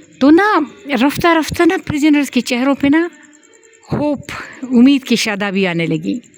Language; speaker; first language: Urdu; non-native, local second language; Pashto